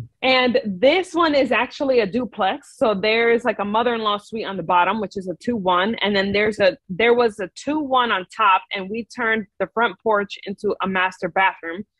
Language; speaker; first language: English; native; English